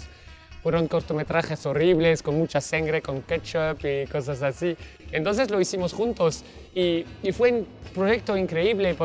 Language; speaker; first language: Spanish; non-native, fluent; French